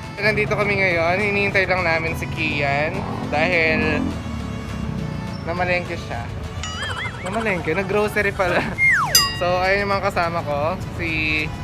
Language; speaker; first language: Filipino; non-native, local second language; Pampanga